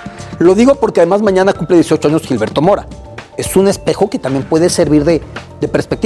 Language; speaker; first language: Spanish; native; Spanish